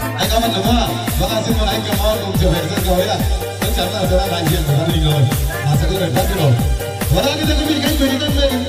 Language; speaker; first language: Vietnamese; non-native, local second language; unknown